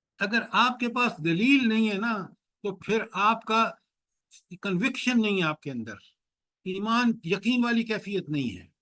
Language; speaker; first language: Urdu; native; Urdu